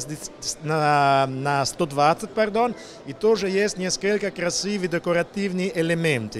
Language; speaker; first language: Russian; non-native, learner; Italian